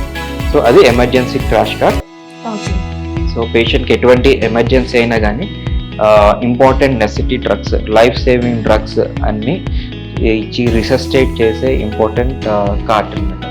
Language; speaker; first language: Telugu; native; Telugu